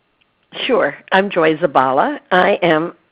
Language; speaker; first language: English; native; English